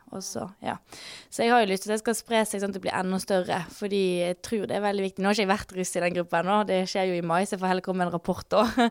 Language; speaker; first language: Norwegian; native; Norwegian